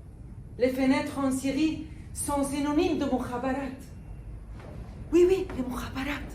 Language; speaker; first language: French; non-native, fluent; Arabic